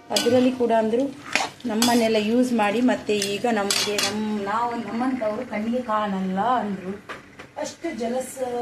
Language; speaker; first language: Kannada; non-native, local second language; Tulu